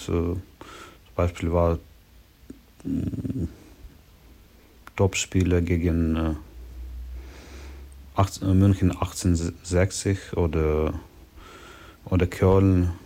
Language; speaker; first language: German; non-native, learner; Ukrainian